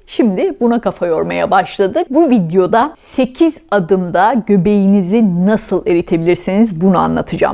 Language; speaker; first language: Turkish; native; Turkish